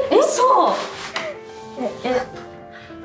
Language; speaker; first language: Japanese; native; Japanese